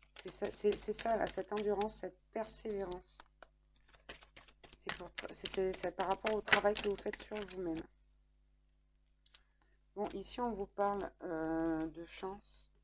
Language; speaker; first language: French; native; French